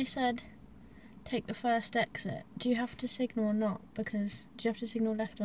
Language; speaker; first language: English; native; English